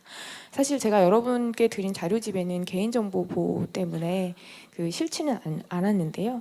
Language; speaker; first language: Korean; native; Korean